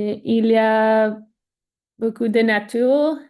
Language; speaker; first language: French; non-native, learner; Spanish